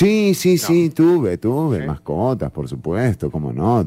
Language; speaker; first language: Spanish; native; Spanish